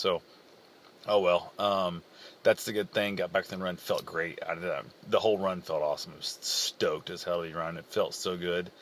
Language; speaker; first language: English; native; English